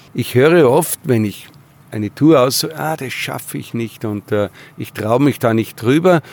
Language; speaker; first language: German; native; German